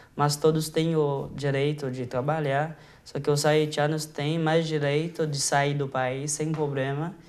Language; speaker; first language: Portuguese; non-native, fluent; Haitian Creole